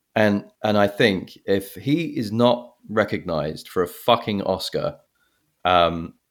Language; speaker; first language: English; native; English